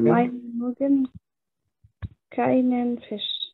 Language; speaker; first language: German; non-native, learner; Arabic